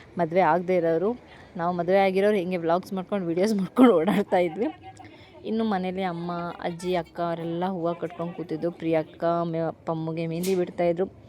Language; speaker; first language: Kannada; non-native, local second language; Lambadi